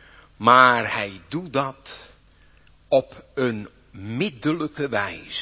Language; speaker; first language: Dutch; native; Dutch